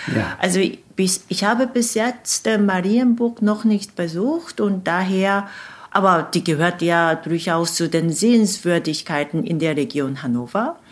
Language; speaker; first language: German; non-native, fluent; Korean